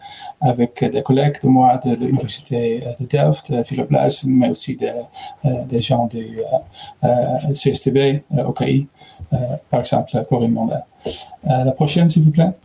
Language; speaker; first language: French; non-native, learner; Dutch